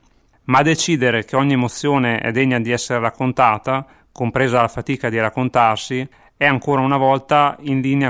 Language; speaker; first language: Italian; native; Italian